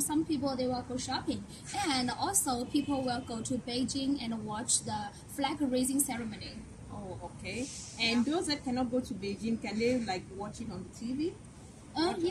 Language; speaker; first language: English; non-native, learner; Chinese